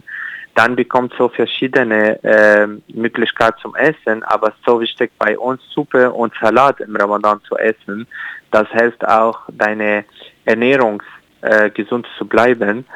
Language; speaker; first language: German; non-native, learner; Arabic